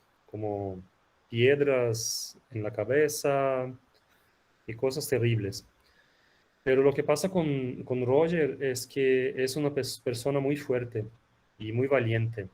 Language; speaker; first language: Spanish; non-native, fluent; Portuguese